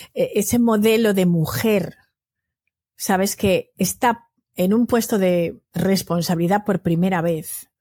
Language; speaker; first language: Spanish; native; Spanish